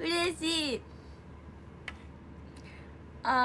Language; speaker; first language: Japanese; native; Japanese